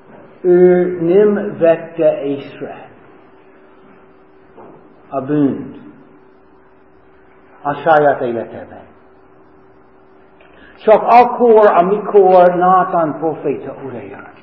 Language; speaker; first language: Hungarian; non-native, fluent; English